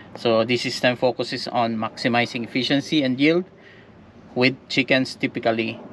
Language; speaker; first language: English; non-native, local second language; Filipino